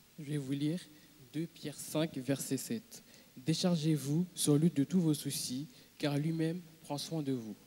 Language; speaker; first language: French; native; French